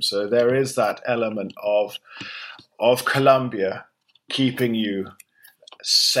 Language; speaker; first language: English; native; English